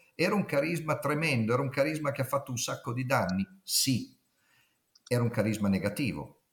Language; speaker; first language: Italian; native; Italian